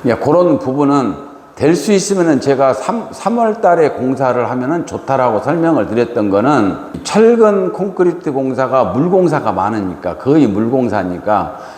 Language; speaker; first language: Korean; native; Korean